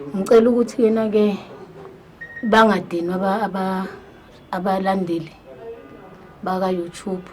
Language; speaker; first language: Zulu; native; Zulu